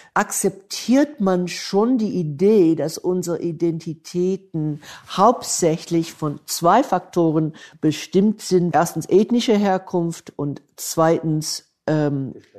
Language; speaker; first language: German; non-native, fluent; English